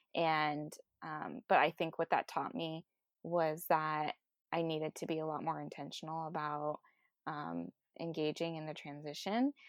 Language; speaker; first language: English; native; English